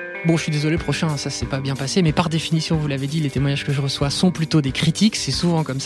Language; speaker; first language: French; native; French